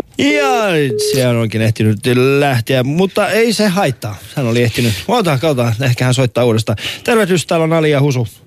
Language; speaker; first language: Finnish; early bilingual, other home language; Persian